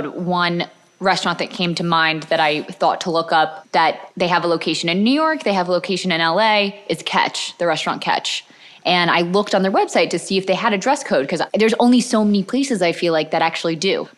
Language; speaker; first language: English; native; English